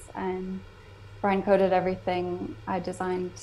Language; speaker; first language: English; native; English